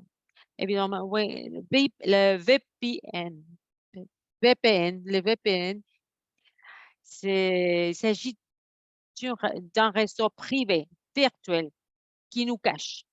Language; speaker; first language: French; non-native, fluent; Spanish